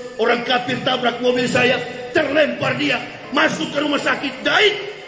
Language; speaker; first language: Indonesian; native; Indonesian